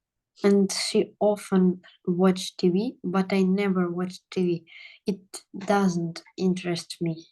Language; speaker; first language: English; non-native, learner; Russian